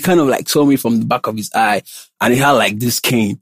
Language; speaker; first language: English; non-native, local second language; Igbo